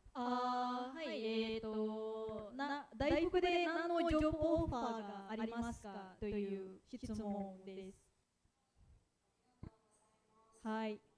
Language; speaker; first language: Japanese; non-native, fluent; Indonesian